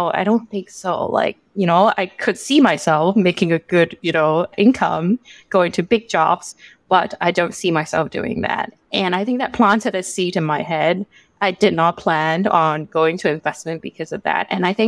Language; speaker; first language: English; non-native, local second language; Cantonese